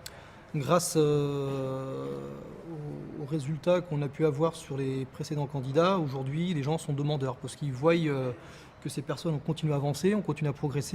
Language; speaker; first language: French; native; French